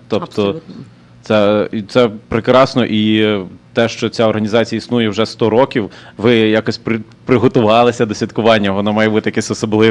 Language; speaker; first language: Ukrainian; native; Ukrainian